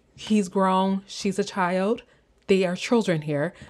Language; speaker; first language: English; native; English